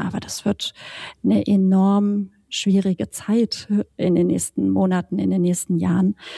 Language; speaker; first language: German; native; German